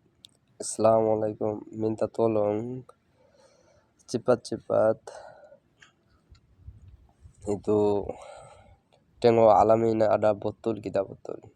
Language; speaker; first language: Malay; non-native, learner; Bangla